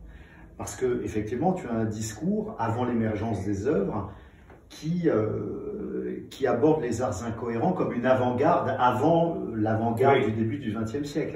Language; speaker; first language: French; native; French